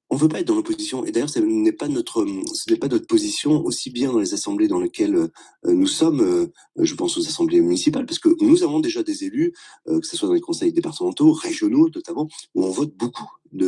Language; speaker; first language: French; native; French